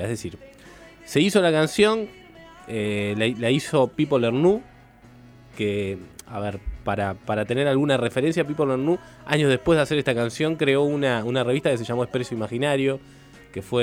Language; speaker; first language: Spanish; native; Spanish